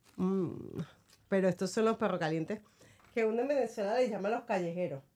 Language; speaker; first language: Spanish; native; Spanish